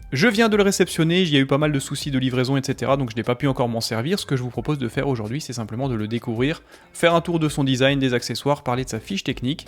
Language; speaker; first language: French; native; French